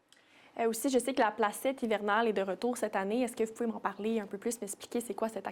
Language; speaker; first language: French; native; French